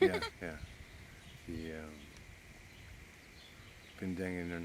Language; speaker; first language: German; early bilingual, heritage; Pennsylvania German